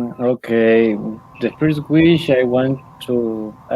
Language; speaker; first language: English; non-native, learner; Spanish